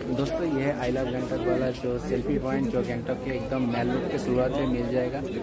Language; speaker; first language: Hindi; non-native, local second language; Bangla